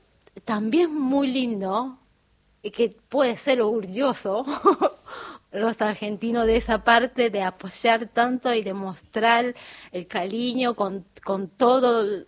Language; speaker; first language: Spanish; non-native, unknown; Japanese